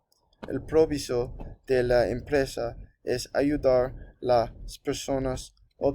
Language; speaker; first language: Spanish; non-native, learner; English